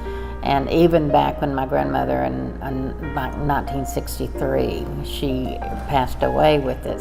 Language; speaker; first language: English; native; English